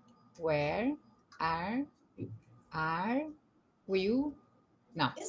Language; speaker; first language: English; non-native, learner; Portuguese